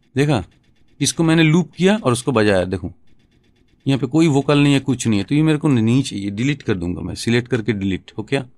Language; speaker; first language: Hindi; non-native, local second language; Bangla